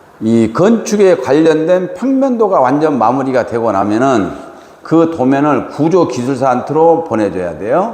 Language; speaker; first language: Korean; native; Korean